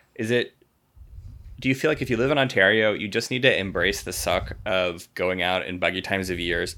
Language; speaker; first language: English; native; English